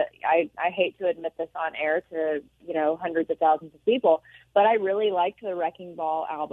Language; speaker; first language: English; native; English